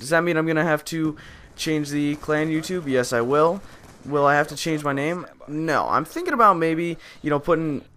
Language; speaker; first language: English; native; English